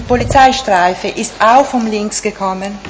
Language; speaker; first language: German; non-native, fluent; Italian